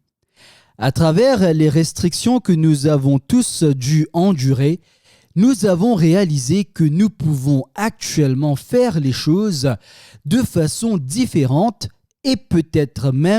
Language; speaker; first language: French; native; French